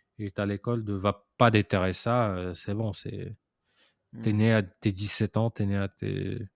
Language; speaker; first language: French; non-native, local second language; Arabic